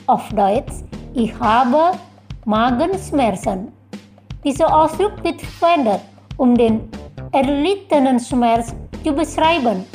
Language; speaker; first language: German; non-native, fluent; Indonesian